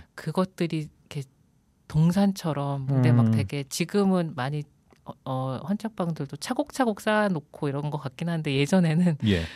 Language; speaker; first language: Korean; native; Korean